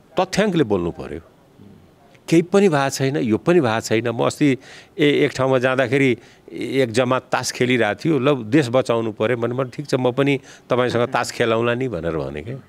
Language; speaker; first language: Nepali; non-native, local second language; Bhojpuri